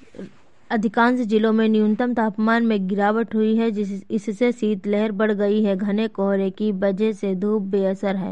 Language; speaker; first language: Hindi; native; Hindi